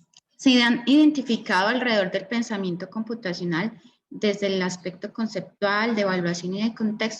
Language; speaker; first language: Spanish; native; Spanish